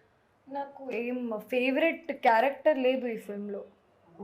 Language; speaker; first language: Telugu; non-native, local second language; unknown